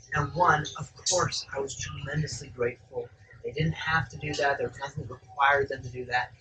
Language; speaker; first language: English; native; English